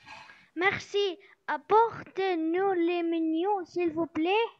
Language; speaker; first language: French; non-native, learner; Arabic